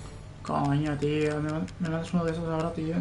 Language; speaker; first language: Spanish; native; Spanish